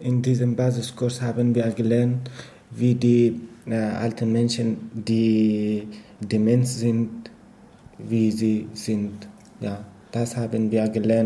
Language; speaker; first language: German; non-native, learner; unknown